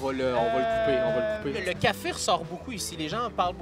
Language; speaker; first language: French; native; French